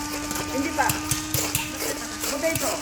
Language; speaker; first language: Filipino; non-native, learner; Korean